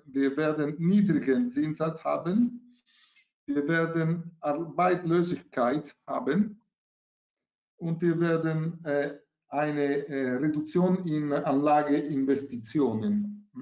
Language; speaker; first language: German; non-native, learner; Italian